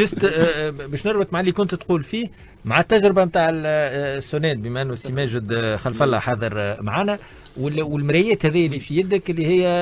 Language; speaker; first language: Arabic; native; Arabic